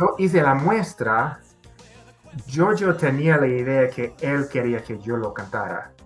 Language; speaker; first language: Spanish; non-native, fluent; English